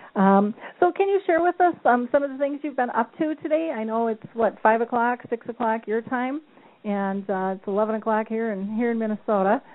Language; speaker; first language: English; non-native, fluent; Dutch